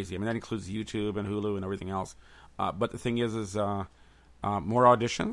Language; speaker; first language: English; native; English